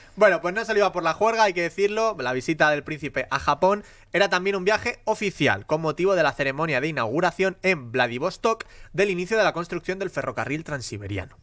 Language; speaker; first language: Spanish; native; Spanish